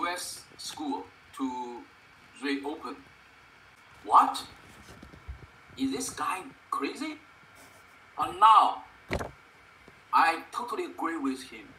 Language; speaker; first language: English; non-native, fluent; Chinese